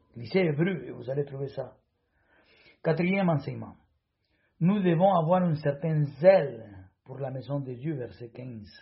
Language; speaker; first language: French; non-native, fluent; Spanish